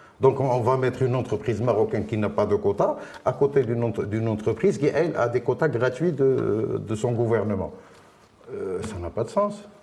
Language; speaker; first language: French; non-native, local second language; Arabic